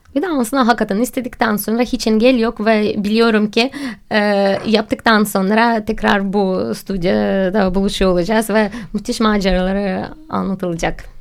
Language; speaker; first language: Turkish; non-native, fluent; Russian